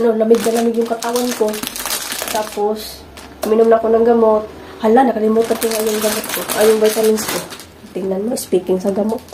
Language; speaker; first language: Filipino; non-native, local second language; Cebuano